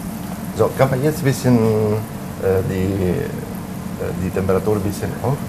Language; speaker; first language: German; non-native, fluent; Italian